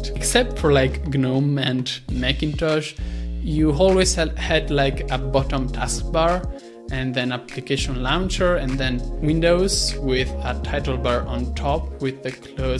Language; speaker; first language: English; non-native, fluent; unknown